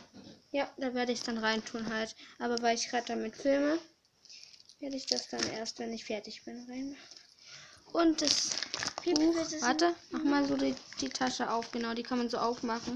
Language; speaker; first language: German; native; German